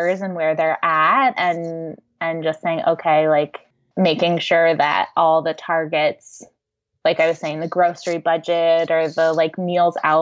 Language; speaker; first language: English; native; English